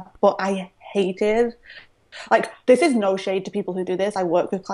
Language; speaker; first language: English; native; English